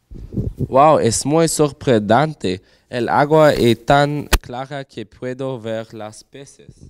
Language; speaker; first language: Spanish; non-native, learner; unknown